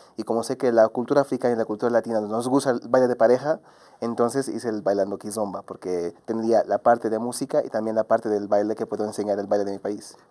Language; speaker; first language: Spanish; non-native, fluent; Portuguese